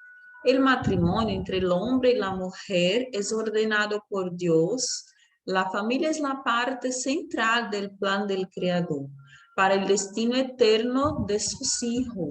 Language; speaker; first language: Spanish; non-native, fluent; Portuguese